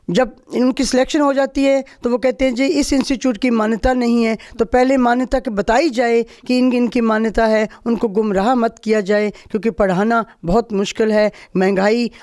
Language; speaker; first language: Hindi; native; Hindi